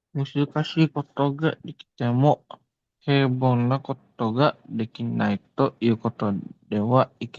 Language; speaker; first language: Japanese; non-native, learner; Indonesian